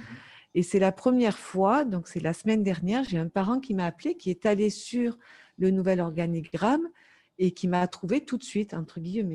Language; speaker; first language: French; native; French